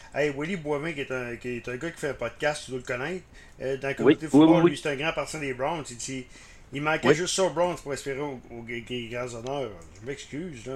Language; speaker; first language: French; native; French